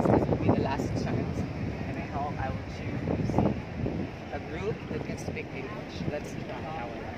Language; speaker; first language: English; non-native, fluent; Filipino